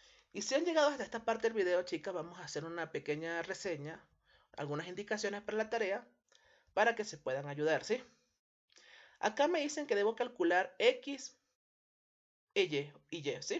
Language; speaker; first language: Spanish; native; Spanish